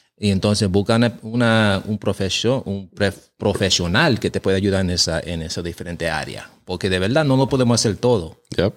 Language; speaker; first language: Spanish; early bilingual, heritage; Spanish